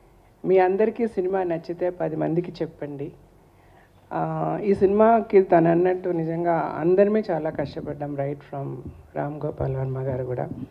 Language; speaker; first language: Telugu; native; Telugu